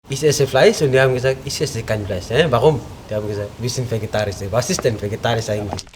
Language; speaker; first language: German; non-native, learner; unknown